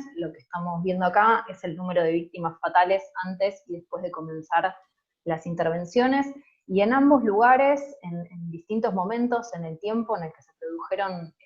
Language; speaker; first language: Spanish; native; Spanish